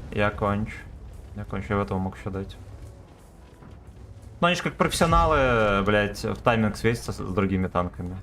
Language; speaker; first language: Russian; native; Russian